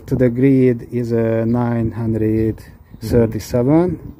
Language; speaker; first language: English; non-native, learner; Hungarian